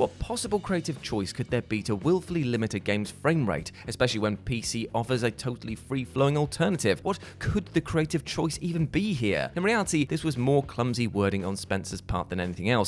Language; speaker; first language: English; native; English